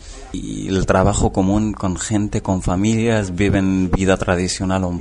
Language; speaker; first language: Spanish; non-native, learner; Arabic